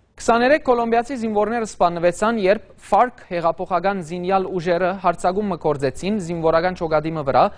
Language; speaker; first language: Armenian; early bilingual, heritage; Armenian